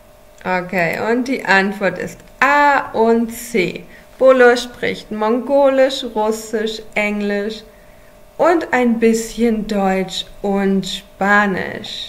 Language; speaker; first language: German; non-native, fluent; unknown